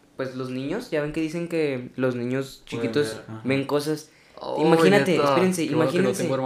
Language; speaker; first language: Spanish; native; Spanish